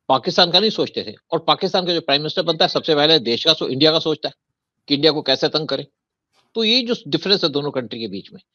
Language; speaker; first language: Hindi; native; Hindi